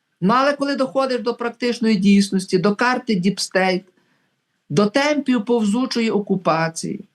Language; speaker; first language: Ukrainian; native; Ukrainian